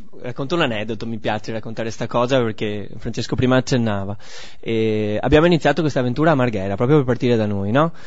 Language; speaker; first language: Italian; native; Italian